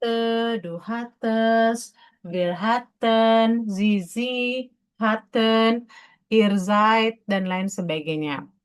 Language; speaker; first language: German; non-native, fluent; Indonesian